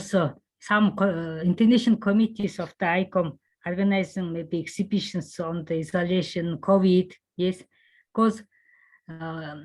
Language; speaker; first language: English; non-native, learner; Mongolian